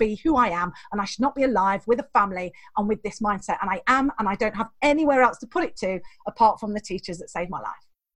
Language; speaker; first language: English; native; English